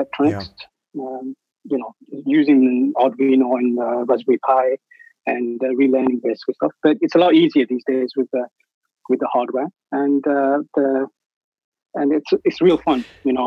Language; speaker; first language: English; native; English